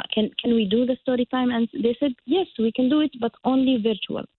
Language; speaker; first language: English; non-native, fluent; Arabic